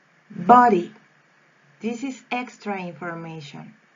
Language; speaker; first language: English; non-native, fluent; Spanish